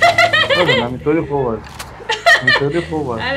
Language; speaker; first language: Persian; non-native, learner; Urdu